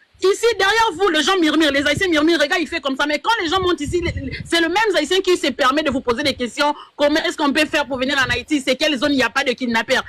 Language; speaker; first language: French; non-native, local second language; Lingala